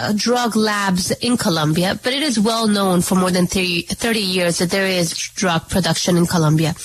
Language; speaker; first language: English; non-native, fluent; Spanish